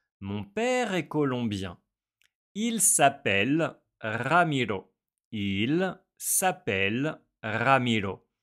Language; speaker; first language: French; native; French